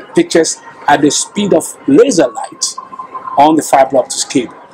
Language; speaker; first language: English; non-native, local second language; Akan